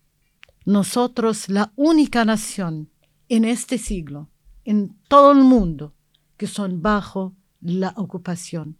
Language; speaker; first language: Spanish; non-native, learner; Arabic